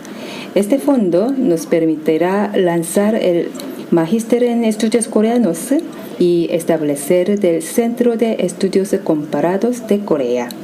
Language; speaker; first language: Spanish; non-native, fluent; Korean